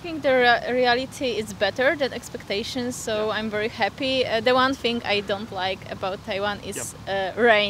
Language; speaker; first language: English; non-native, fluent; Polish